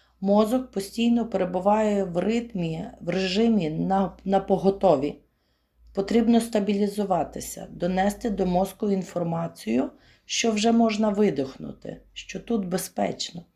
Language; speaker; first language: Ukrainian; native; Ukrainian